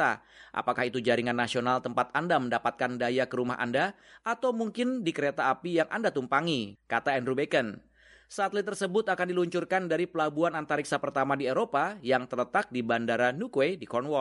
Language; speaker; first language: Indonesian; native; Indonesian